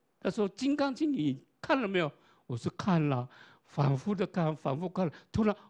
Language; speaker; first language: Chinese; non-native, local second language; Hakka Chinese